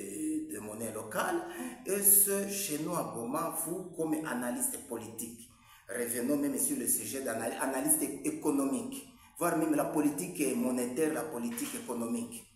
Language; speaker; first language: French; non-native, local second language; Swahili